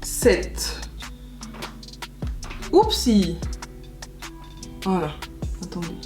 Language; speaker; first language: French; native; French